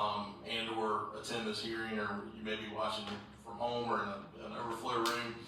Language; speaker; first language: English; native; English